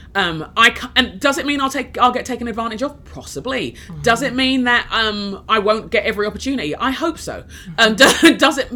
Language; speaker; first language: English; early bilingual, other home language; Yoruba